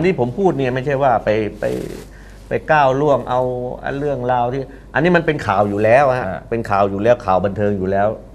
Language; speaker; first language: Thai; native; Thai